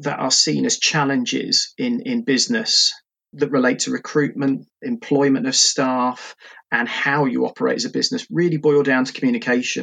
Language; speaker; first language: English; native; English